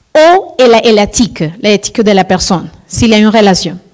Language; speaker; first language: French; non-native, fluent; Spanish